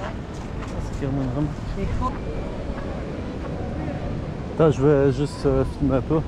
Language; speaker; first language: French; early bilingual, other home language; Polish